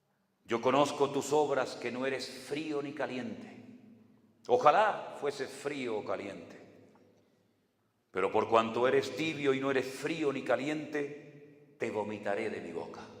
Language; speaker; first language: Spanish; native; Spanish